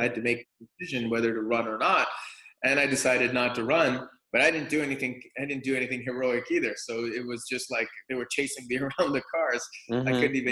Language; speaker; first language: English; native; English